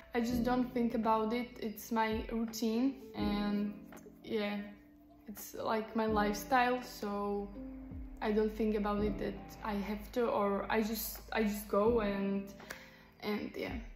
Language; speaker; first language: English; non-native, fluent; Slovak